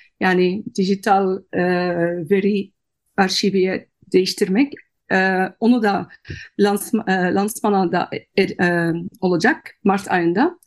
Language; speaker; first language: Turkish; non-native, fluent; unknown